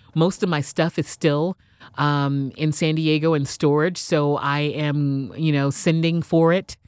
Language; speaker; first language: English; native; English